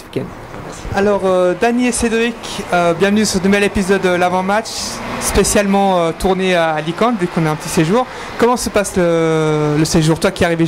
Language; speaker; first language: French; native; French